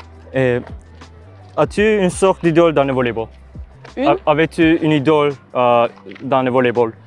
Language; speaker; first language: French; non-native, learner; Turkish